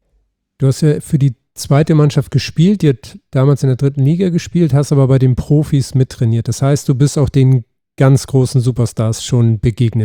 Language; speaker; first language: German; native; German